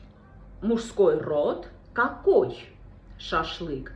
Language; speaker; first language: Russian; non-native, fluent; Armenian